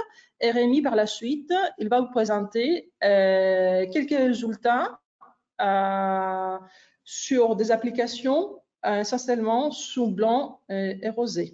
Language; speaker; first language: French; non-native, fluent; Greek